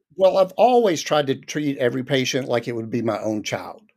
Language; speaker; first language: English; native; English